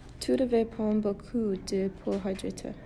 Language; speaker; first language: French; non-native, learner; English